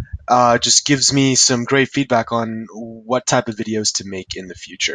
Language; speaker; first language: English; native; English